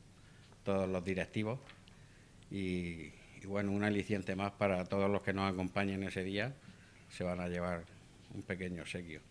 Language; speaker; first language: Spanish; native; Spanish